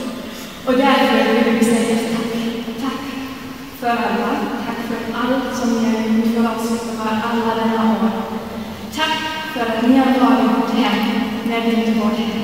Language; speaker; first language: Swedish; non-native, learner; German